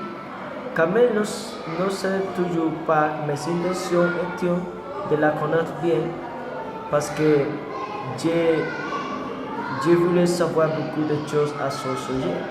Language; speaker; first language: French; non-native, learner; Spanish